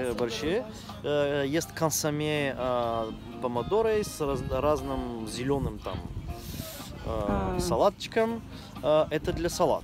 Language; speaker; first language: Russian; non-native, learner; Bulgarian